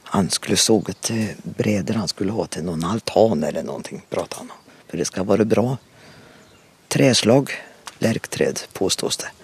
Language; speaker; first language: Swedish; native; Swedish